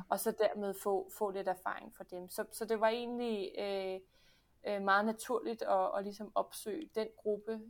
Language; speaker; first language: Danish; early bilingual, heritage; Danish